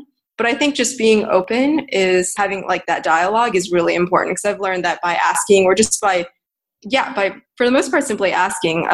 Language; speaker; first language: English; native; English